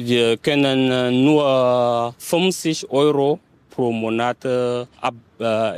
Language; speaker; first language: German; non-native, learner; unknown